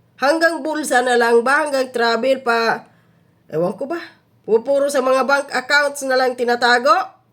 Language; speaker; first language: Filipino; non-native, local second language; Cebuano